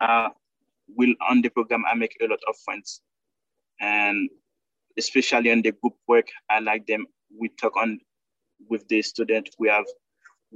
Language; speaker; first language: English; non-native, learner; Haitian Creole